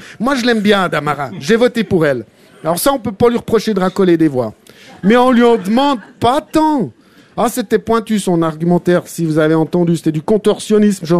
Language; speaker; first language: French; native; French